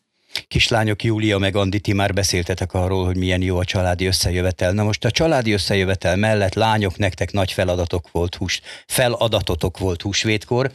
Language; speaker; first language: Hungarian; native; Hungarian